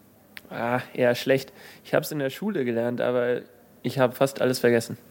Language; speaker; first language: German; native; German